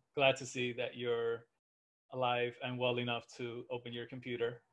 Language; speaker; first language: English; native; English